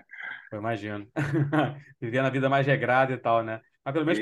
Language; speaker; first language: Portuguese; native; Portuguese